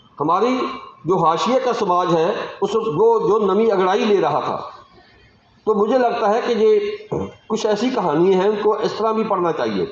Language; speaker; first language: Hindi; non-native, local second language; Punjabi